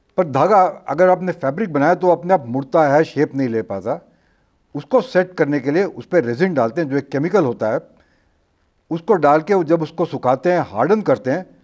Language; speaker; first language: Hindi; non-native, local second language; Marathi